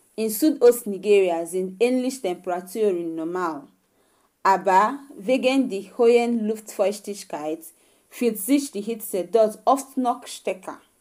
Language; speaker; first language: German; non-native, fluent; Igbo